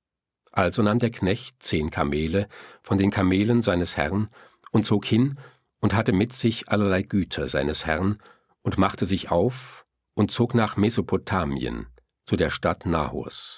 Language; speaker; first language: German; native; German